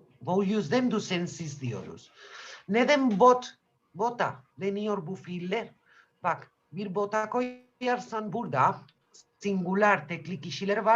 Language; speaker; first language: Turkish; non-native, fluent; Spanish